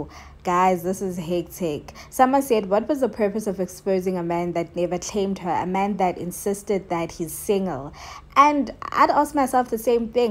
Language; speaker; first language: English; non-native, local second language; Zulu